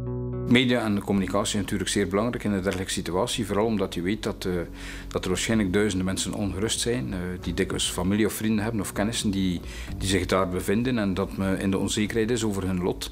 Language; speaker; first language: Dutch; native; Dutch